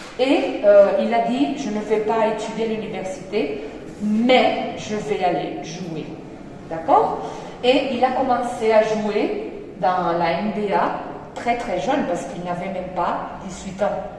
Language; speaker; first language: French; non-native, fluent; Spanish